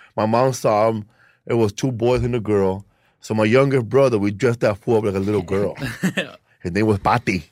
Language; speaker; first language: English; early bilingual, other home language; Spanish